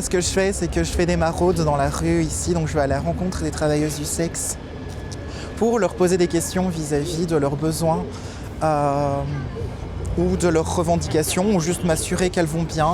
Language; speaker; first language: French; native; French